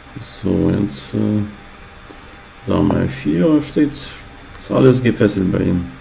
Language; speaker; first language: German; non-native, fluent; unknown